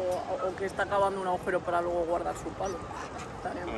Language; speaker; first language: Spanish; native; Spanish